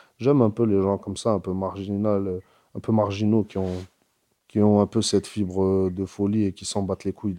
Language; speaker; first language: French; early bilingual, other home language; Arabic